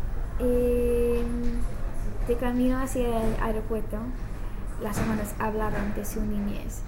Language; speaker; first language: Spanish; non-native, learner; English